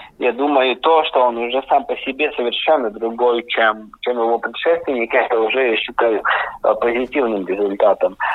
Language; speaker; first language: Russian; native; Russian